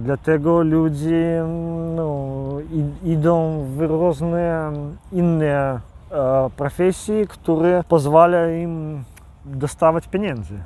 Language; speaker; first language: Polish; non-native, local second language; Belarusian